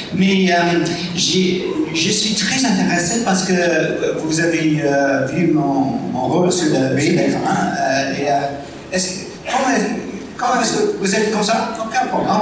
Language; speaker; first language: French; non-native, learner; English